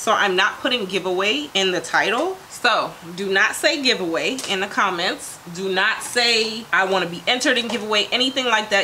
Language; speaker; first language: English; native; English